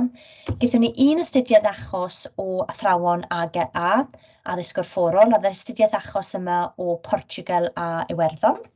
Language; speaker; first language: Welsh; native; Welsh